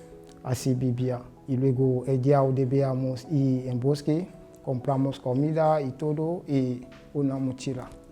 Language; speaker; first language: Spanish; non-native, learner; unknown